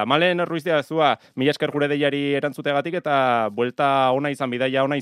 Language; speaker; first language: Basque; native; Basque